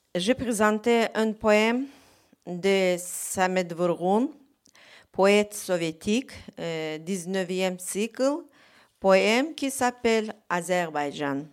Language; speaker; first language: French; non-native, fluent; Azerbaijani